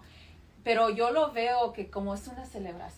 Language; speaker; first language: Spanish; early bilingual, heritage; Spanish